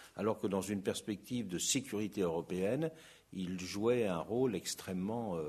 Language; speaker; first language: French; native; French